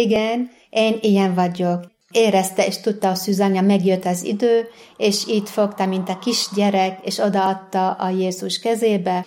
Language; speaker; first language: Hungarian; non-native, fluent; Arabic